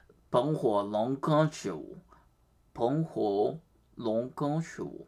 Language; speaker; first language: Chinese; non-native, learner; Japanese